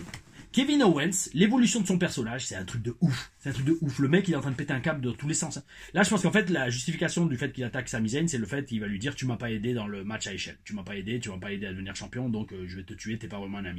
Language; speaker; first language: French; native; French